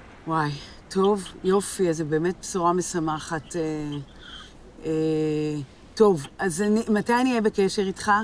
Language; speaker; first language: Hebrew; native; Hebrew